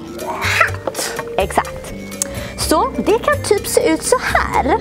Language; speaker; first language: Swedish; native; Swedish